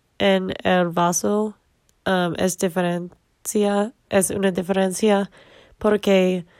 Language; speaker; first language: Spanish; non-native, learner; English